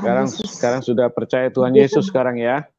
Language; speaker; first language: Indonesian; native; Indonesian